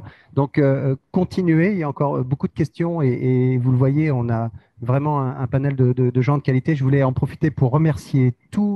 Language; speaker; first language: French; native; French